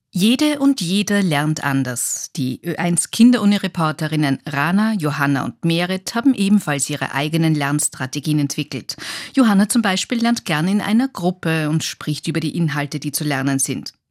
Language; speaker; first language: German; native; German